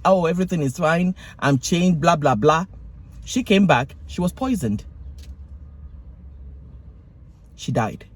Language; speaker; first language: English; non-native, local second language; Yoruba